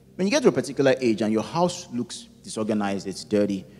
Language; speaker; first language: English; non-native, local second language; Yoruba